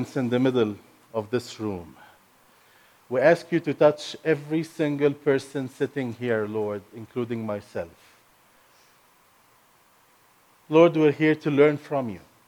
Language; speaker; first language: English; non-native, fluent; Arabic